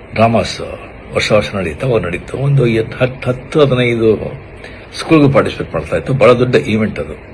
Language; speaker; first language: Kannada; non-native, local second language; Marathi